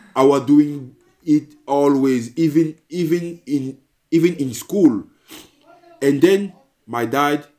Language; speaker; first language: English; non-native, local second language; Basaa